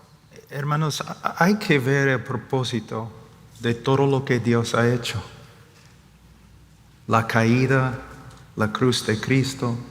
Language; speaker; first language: Spanish; non-native, fluent; English